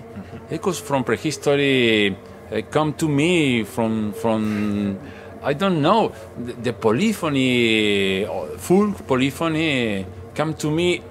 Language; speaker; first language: English; non-native, learner; Spanish